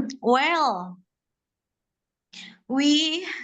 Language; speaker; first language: English; non-native, learner; Indonesian